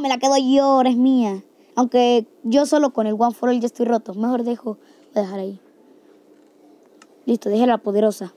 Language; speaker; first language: Spanish; native; Spanish